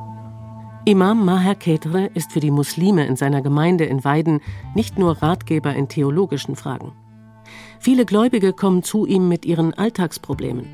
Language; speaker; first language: German; native; German